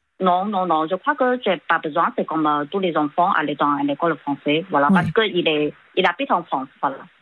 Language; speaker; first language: French; non-native, fluent; Chinese